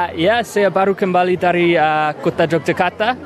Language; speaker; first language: Indonesian; non-native, learner; English